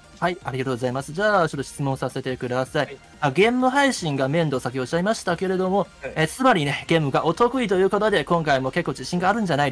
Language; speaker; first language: Japanese; native; Japanese